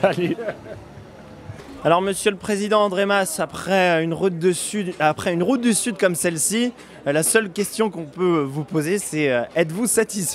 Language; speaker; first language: French; native; French